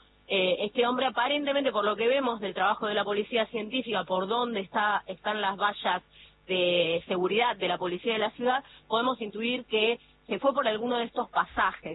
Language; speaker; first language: Spanish; native; Spanish